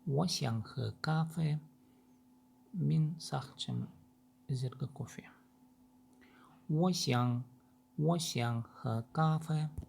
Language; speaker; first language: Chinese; non-native, learner; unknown